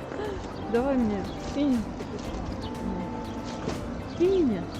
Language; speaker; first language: Russian; native; Russian